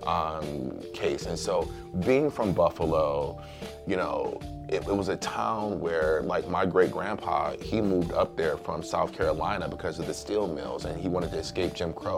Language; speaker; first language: English; native; English